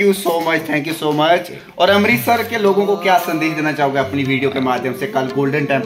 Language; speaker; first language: Hindi; native; Hindi